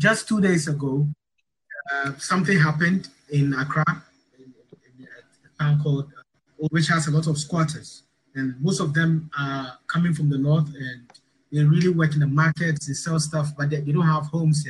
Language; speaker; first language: English; non-native, local second language; Ga